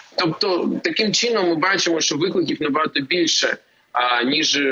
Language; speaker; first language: Ukrainian; native; Ukrainian